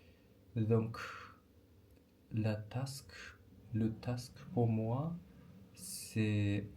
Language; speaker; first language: French; non-native, learner; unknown